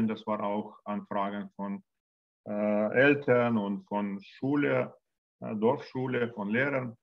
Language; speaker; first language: German; non-native, learner; Russian